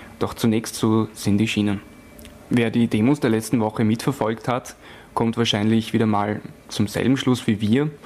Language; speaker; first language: German; native; German